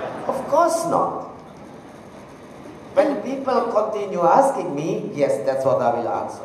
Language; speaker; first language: English; non-native, fluent; Indonesian